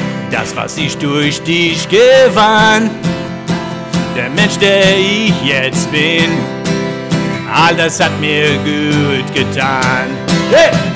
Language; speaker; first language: German; non-native, fluent; English